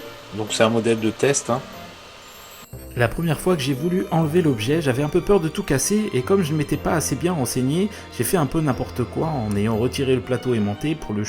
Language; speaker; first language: French; native; French